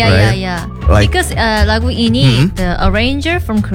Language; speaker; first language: English; non-native, learner; Korean